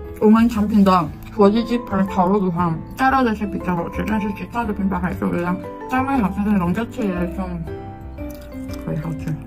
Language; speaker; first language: Chinese; non-native, fluent; Korean